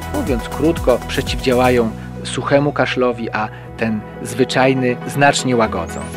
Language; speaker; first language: Polish; native; Polish